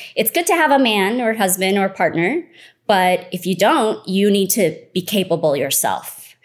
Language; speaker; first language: English; early bilingual, other home language; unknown